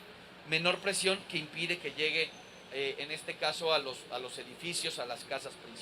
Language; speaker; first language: Spanish; native; Spanish